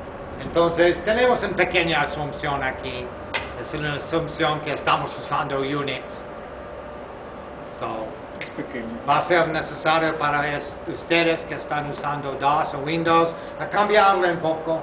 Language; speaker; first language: Spanish; non-native, fluent; English